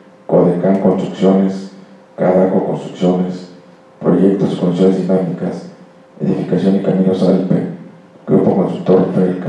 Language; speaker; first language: Spanish; native; Spanish